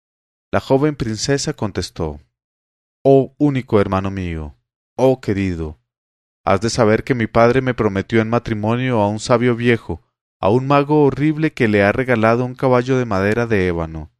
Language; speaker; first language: Spanish; native; Spanish